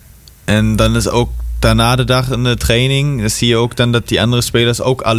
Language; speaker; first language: Dutch; non-native, fluent; German